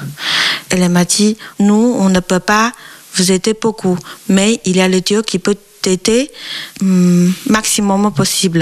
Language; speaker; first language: French; non-native, learner; Chinese